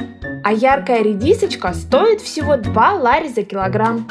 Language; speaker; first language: Russian; native; Russian